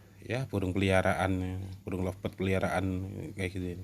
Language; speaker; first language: Indonesian; native; Indonesian